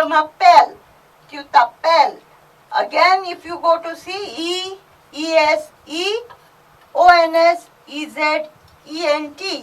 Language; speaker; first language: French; non-native, fluent; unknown